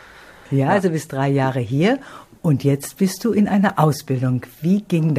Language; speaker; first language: German; native; German